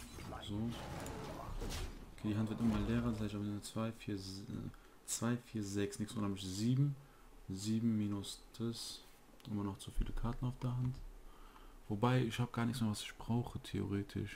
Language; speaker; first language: German; native; German